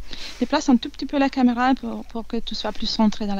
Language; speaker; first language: French; non-native, fluent; Italian